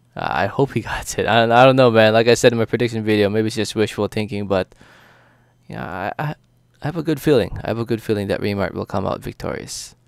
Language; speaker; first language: English; early bilingual, other home language; Filipino